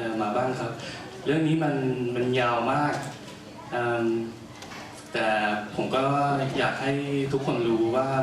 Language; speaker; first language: Thai; early bilingual, heritage; Dutch